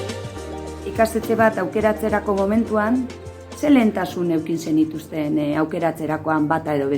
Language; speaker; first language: Basque; native; Basque